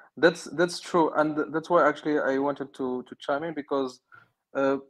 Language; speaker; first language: English; non-native, fluent; Arabic